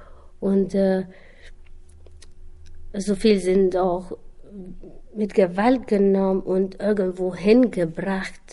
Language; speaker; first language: German; non-native, learner; Albanian